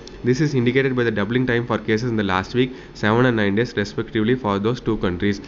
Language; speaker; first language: English; non-native, local second language; Tamil